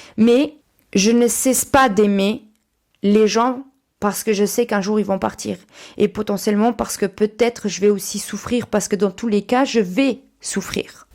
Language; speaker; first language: French; early bilingual, other home language; Portuguese